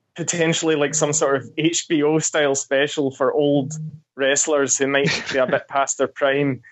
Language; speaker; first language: English; native; English